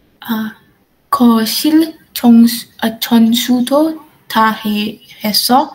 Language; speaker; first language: Korean; non-native, learner; Indonesian